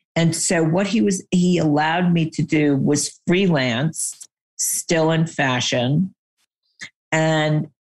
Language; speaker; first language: English; native; English